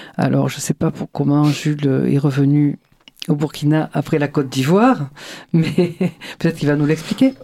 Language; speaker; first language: French; native; French